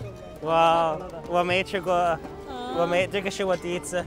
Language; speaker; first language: Chinese; non-native, learner; English